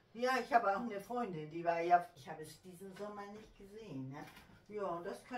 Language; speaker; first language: German; native; German